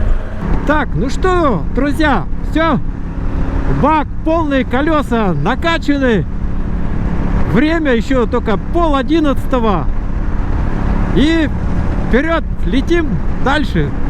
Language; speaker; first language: Russian; native; Russian